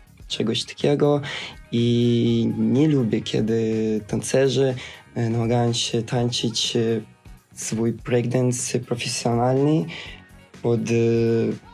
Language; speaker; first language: Polish; non-native, fluent; Russian